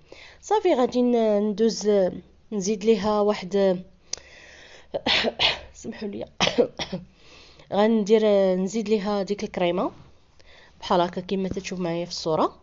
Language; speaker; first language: Arabic; native; Arabic